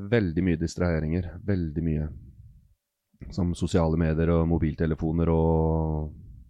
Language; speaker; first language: Norwegian; native; Norwegian